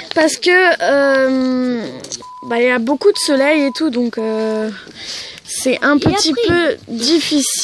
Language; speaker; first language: French; native; French